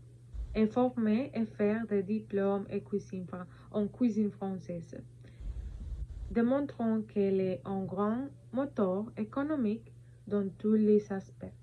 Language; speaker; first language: French; non-native, learner; Spanish